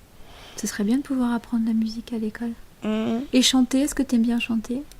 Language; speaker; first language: French; native; French